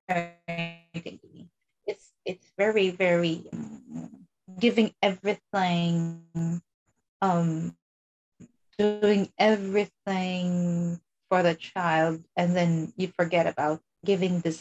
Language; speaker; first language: English; non-native, local second language; Iloko